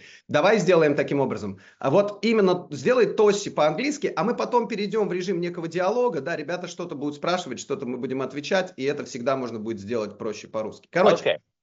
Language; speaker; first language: Russian; native; Russian